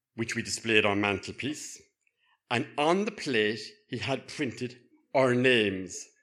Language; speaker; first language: English; native; English